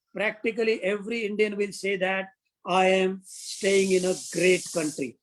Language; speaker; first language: English; non-native, local second language; Marathi